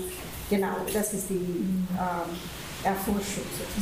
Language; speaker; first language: German; non-native, fluent; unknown